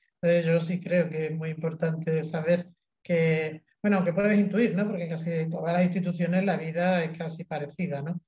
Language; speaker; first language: Spanish; native; Spanish